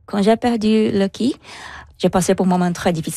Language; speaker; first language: French; non-native, learner; Portuguese